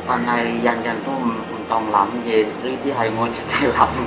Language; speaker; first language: Cantonese; non-native, fluent; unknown